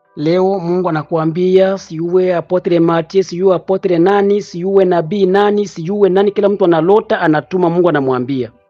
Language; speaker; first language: Swahili; native; Swahili